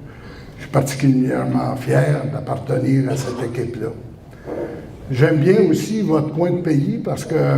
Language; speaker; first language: French; native; French